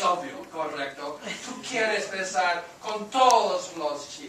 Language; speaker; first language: Spanish; non-native, fluent; English